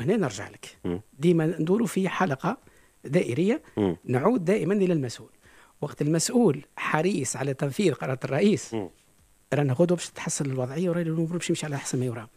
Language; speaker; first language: Arabic; native; Arabic